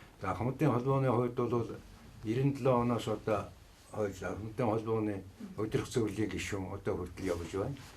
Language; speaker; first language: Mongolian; native; Mongolian